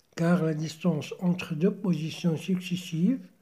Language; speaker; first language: French; non-native, local second language; Arabic